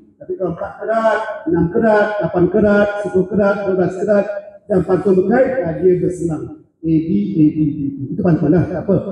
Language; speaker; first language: Malay; native; Malay